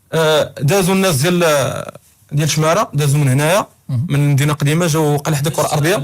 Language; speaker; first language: Arabic; native; Arabic